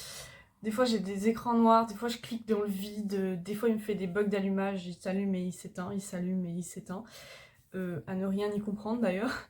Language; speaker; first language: French; native; French